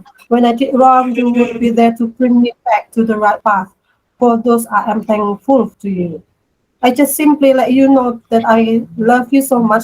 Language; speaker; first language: English; non-native, learner; Indonesian